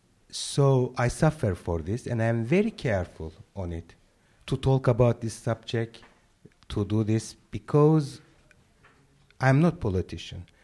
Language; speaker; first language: English; non-native, fluent; Turkish